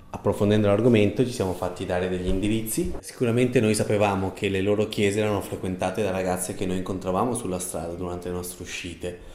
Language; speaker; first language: Italian; native; Italian